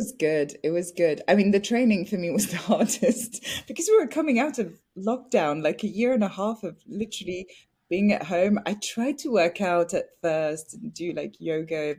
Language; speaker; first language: English; non-native, fluent; French